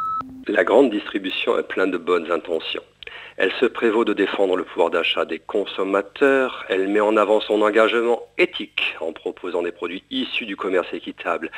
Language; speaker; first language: French; native; French